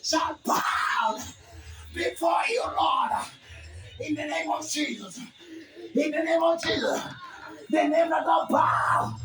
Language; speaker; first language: English; non-native, local second language; Swahili